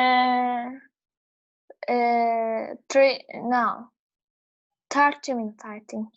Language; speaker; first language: English; non-native, learner; Turkish